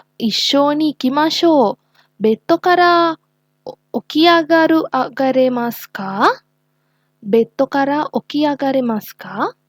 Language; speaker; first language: Japanese; non-native, learner; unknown